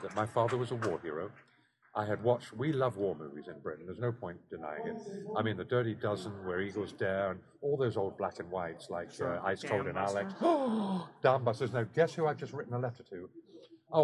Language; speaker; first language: English; native; English